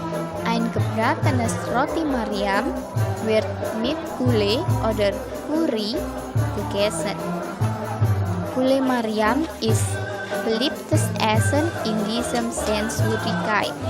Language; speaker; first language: German; non-native, learner; Indonesian